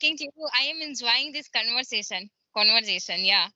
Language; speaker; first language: English; non-native, learner; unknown